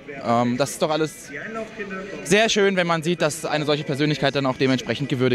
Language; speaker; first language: German; native; German